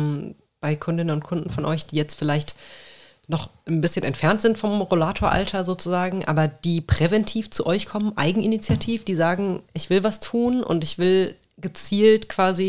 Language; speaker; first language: German; native; German